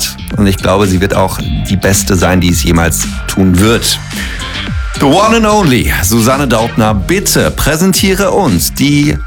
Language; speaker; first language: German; native; German